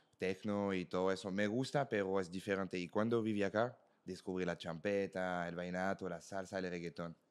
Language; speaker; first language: Spanish; non-native, fluent; French